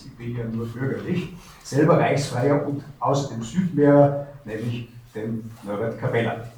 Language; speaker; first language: German; native; German